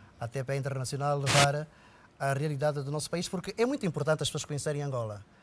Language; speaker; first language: Portuguese; native; Portuguese